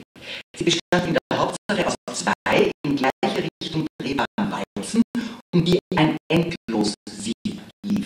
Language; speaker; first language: German; native; German